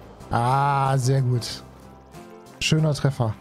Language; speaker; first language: German; native; German